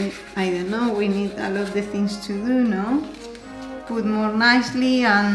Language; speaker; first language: English; non-native, learner; Spanish